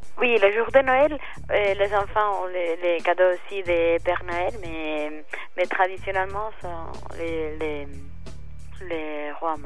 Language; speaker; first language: French; non-native, learner; Spanish